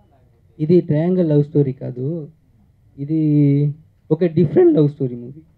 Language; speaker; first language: Telugu; early bilingual, heritage; Telugu